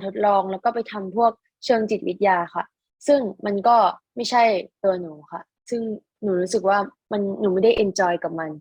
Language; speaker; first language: Thai; native; Thai